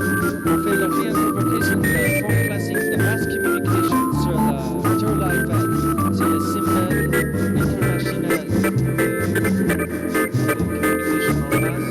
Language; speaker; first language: French; non-native, learner; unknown